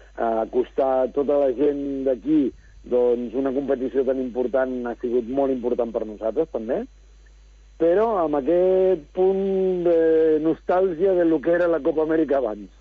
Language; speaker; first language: Catalan; early bilingual, other home language; Spanish